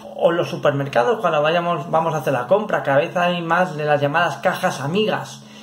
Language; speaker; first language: Spanish; native; Spanish